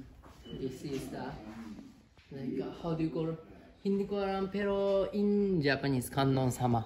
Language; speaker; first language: English; non-native, learner; Japanese